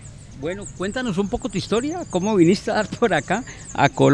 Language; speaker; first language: Spanish; native; Spanish